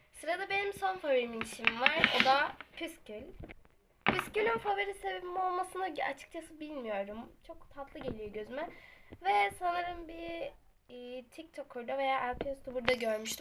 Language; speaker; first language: Turkish; native; Turkish